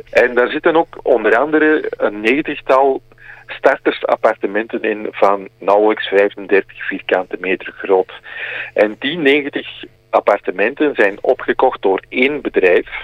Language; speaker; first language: Dutch; native; Dutch